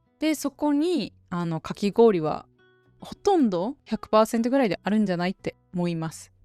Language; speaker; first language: Japanese; native; Japanese